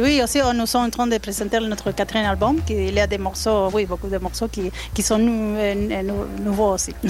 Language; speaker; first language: French; non-native, learner; Spanish